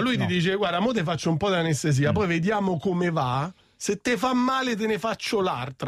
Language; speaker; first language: Italian; native; Italian